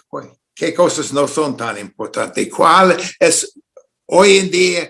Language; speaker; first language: Spanish; non-native, fluent; English